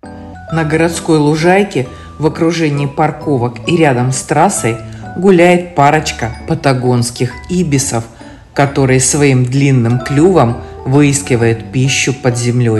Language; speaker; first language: Russian; native; Russian